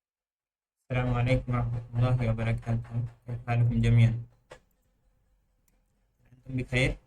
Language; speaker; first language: Arabic; non-native, learner; Bangla